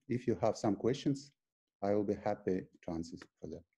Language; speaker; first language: English; non-native, fluent; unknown